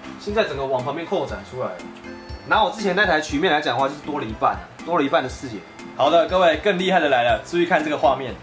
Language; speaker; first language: Chinese; native; Chinese